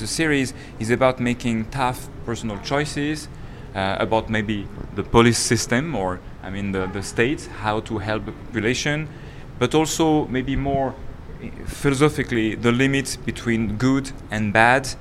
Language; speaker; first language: English; non-native, fluent; French